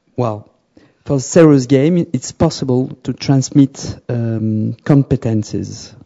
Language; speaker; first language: English; non-native, fluent; French